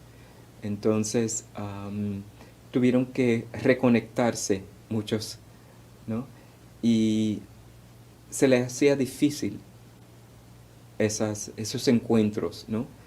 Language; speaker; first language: Spanish; early bilingual, heritage; Spanish